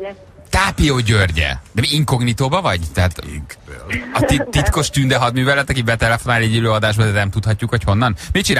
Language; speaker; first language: Hungarian; native; Hungarian